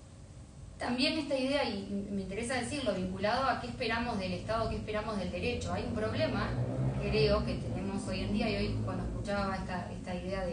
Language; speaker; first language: Spanish; native; Spanish